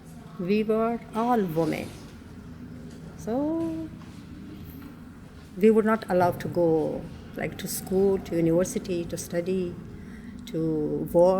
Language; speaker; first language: English; non-native, learner; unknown